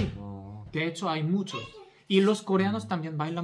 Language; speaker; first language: Spanish; non-native, fluent; Korean